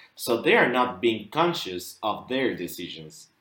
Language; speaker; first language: English; non-native, fluent; Spanish